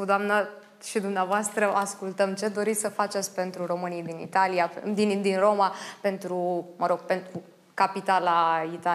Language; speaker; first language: Romanian; native; Romanian